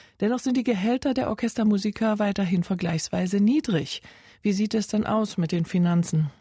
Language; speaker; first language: German; native; German